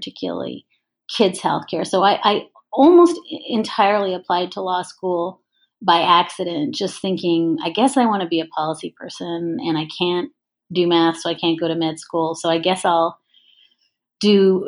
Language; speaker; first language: English; native; English